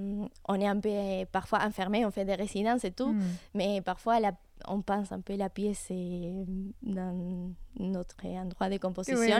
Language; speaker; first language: French; non-native, fluent; Spanish